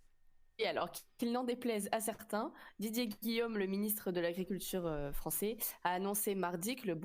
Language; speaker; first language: French; native; French